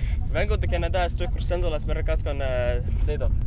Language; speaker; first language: Spanish; non-native, learner; English